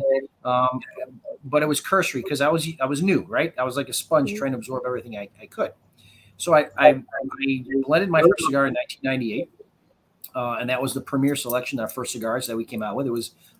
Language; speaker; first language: English; native; English